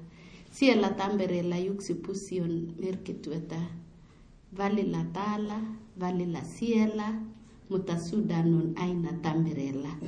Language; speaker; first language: Finnish; non-native, learner; Swahili